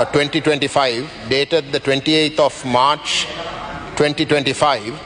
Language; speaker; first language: English; non-native, local second language; Tamil